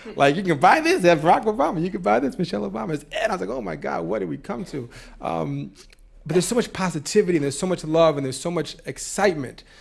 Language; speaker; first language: English; native; English